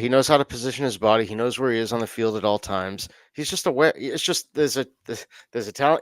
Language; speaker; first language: English; native; English